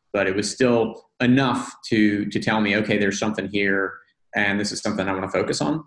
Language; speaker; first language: English; native; English